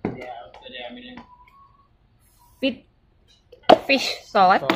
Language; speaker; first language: English; non-native, learner; Thai